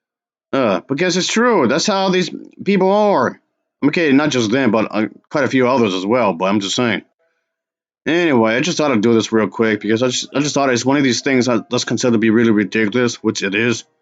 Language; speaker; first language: English; native; English